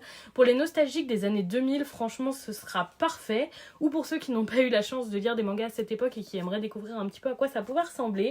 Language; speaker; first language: French; native; French